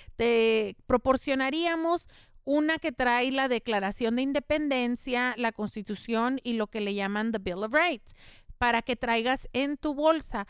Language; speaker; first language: Spanish; native; Spanish